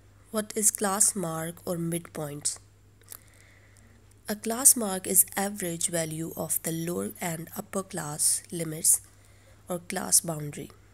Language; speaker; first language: English; non-native, local second language; Urdu